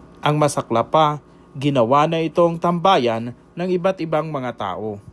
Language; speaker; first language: Filipino; native; Filipino